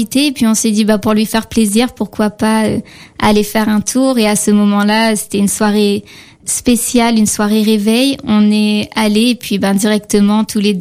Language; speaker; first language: French; native; French